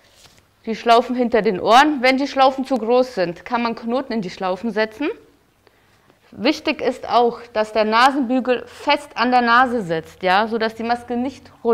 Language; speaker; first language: German; native; German